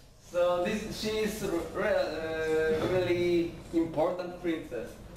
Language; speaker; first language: English; non-native, learner; Polish